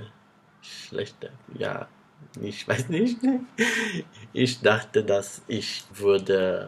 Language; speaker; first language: German; non-native, learner; Portuguese